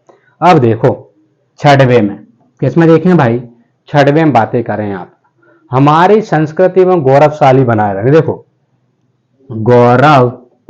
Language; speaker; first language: Hindi; native; Hindi